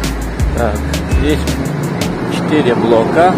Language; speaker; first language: Russian; non-native, fluent; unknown